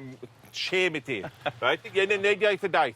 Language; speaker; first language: Welsh; non-native, learner; English